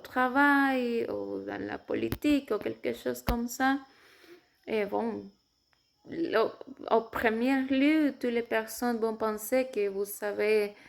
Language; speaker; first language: French; non-native, fluent; Spanish